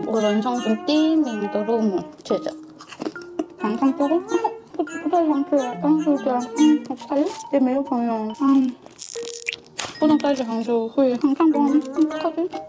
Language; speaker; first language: Chinese; non-native, learner; Korean